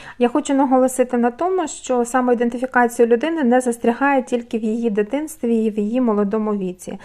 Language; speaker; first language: Ukrainian; non-native, local second language; Russian